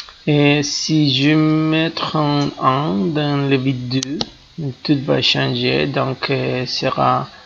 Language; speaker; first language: French; non-native, fluent; Spanish